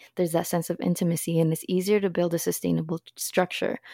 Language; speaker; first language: English; early bilingual, other home language; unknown